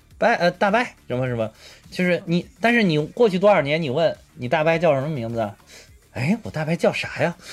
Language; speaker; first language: Chinese; native; Chinese